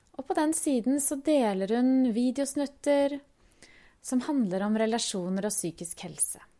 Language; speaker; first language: Norwegian; native; Norwegian